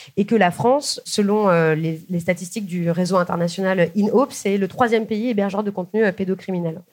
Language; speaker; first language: French; native; French